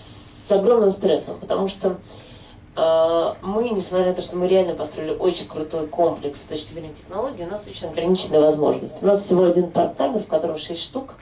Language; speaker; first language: Russian; native; Russian